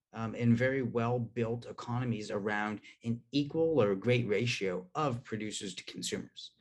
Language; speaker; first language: English; native; English